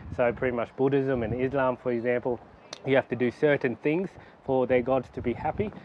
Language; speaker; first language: English; native; English